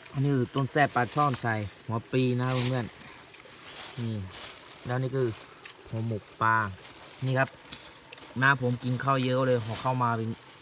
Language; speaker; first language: Thai; non-native, local second language; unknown